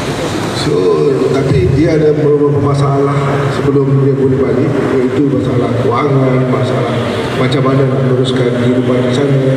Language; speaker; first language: Malay; native; Malay